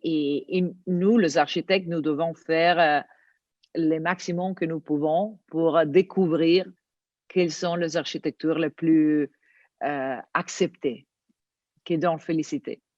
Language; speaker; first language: French; non-native, learner; Italian